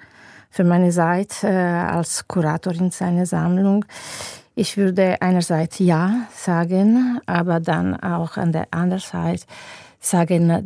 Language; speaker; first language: German; non-native, fluent; Italian